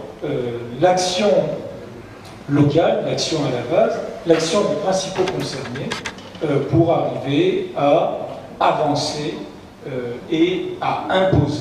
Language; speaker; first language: French; native; French